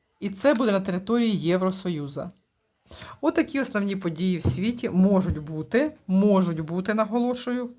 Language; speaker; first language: Ukrainian; non-native, local second language; Russian